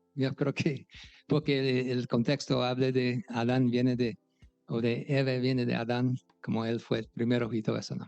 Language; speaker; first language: Spanish; non-native, fluent; English